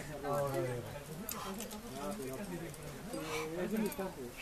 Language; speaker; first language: Spanish; native; Spanish